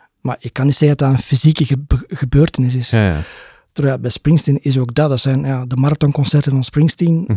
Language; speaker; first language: Dutch; native; Dutch